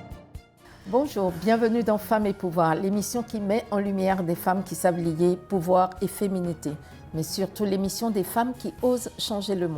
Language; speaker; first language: French; native; French